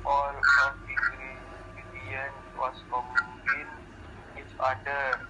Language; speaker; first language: English; non-native, learner; Indonesian